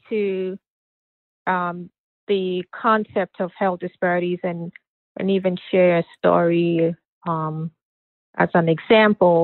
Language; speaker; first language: English; non-native, local second language; Akan